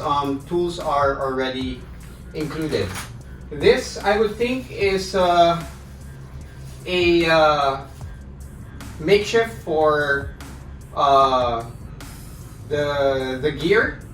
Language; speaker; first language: English; non-native, local second language; Filipino